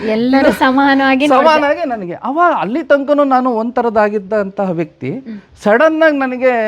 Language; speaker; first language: Kannada; native; Kannada